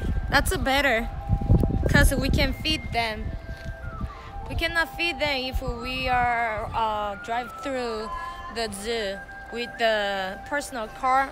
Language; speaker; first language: English; non-native, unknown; Korean